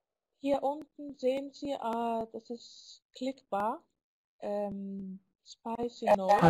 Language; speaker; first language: German; non-native, fluent; Greek